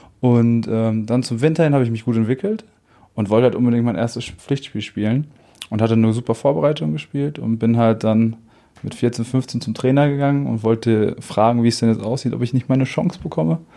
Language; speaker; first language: German; native; German